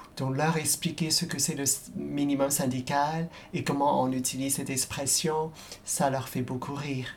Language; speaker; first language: French; non-native, fluent; Cantonese